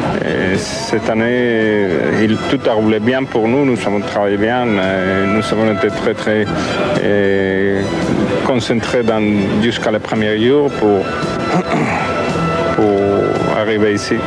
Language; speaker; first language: French; non-native, learner; Spanish